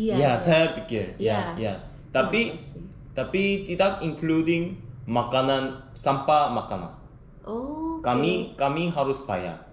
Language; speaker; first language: Indonesian; non-native, learner; Korean